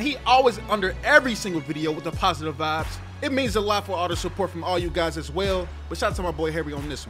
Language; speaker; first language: English; native; English